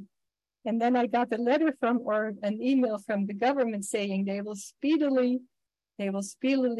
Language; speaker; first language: English; non-native, fluent; Dutch